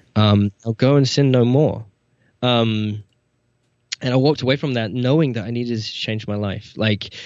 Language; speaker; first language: English; native; English